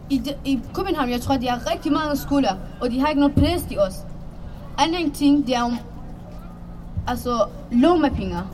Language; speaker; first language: Danish; non-native, learner; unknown